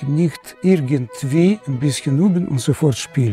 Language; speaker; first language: German; non-native, learner; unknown